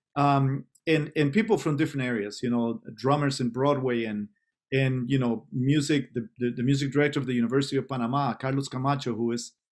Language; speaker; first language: English; non-native, fluent; Spanish